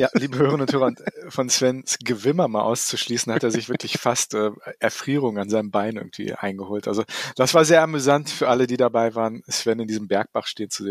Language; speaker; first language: German; native; German